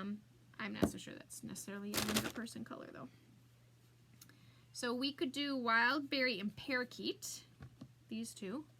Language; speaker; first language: English; native; English